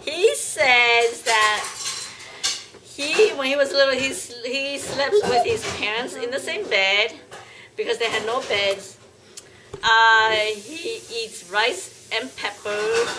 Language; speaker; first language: English; non-native, fluent; Hmong